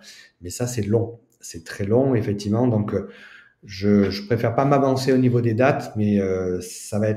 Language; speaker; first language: French; native; French